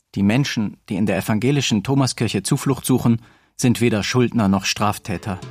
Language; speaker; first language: German; native; German